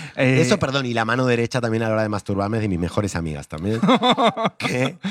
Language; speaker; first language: Spanish; native; Spanish